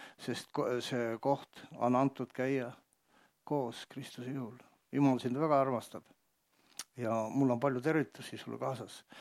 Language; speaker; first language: Estonian; native; Estonian